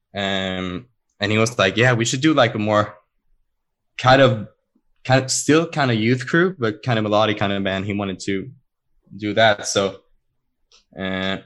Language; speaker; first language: English; non-native, fluent; Swedish